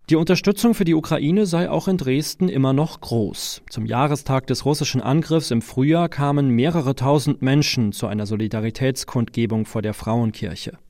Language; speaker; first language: German; native; German